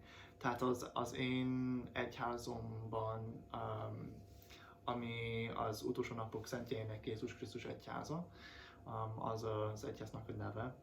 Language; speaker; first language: Hungarian; non-native, fluent; English